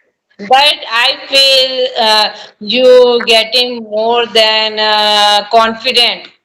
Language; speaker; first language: English; non-native, learner; Hindi